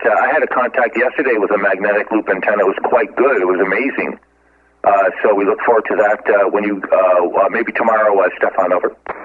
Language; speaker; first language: English; native; English